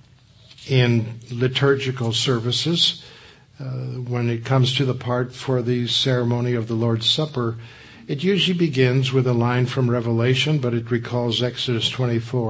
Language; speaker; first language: English; native; English